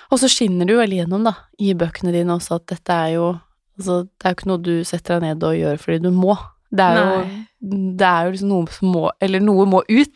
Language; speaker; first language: Norwegian; native; Norwegian